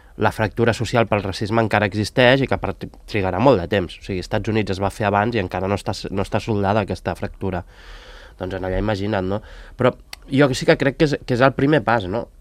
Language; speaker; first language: Catalan; native; Catalan